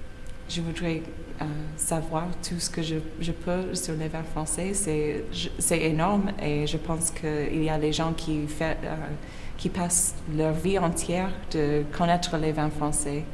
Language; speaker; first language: French; non-native, learner; English